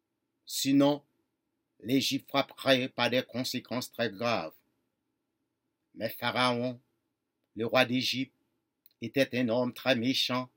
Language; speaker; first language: French; non-native, local second language; Haitian Creole